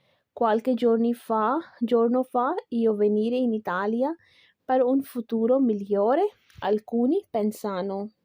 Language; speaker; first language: Italian; non-native, learner; Urdu